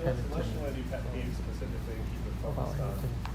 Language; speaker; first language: English; native; English